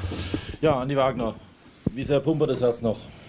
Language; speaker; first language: German; native; German